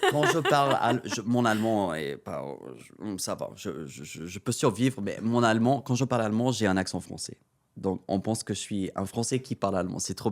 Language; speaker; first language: French; non-native, fluent; English